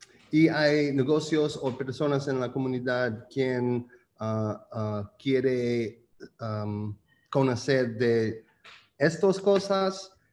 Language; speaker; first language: Spanish; non-native, learner; English